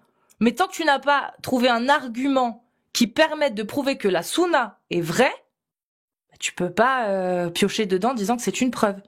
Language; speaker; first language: French; native; French